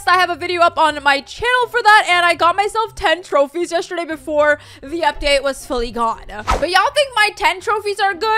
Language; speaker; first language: English; native; English